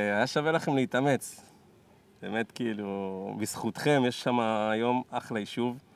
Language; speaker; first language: Hebrew; native; Hebrew